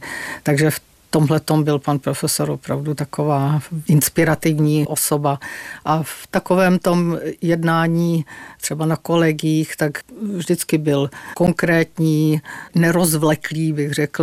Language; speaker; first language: Czech; native; Czech